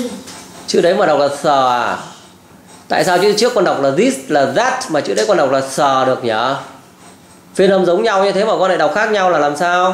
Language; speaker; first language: Vietnamese; native; Vietnamese